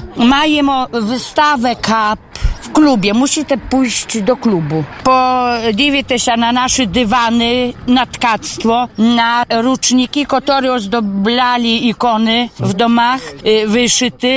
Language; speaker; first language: Polish; non-native, local second language; Ukrainian